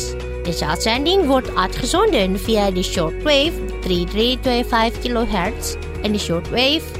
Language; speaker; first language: Dutch; non-native, fluent; Indonesian